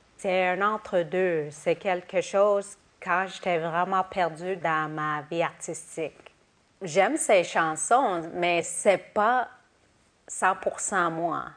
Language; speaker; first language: French; non-native, local second language; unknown